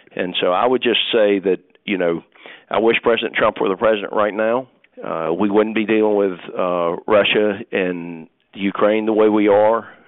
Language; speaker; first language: English; native; English